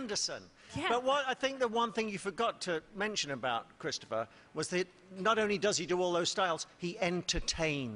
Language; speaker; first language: English; native; English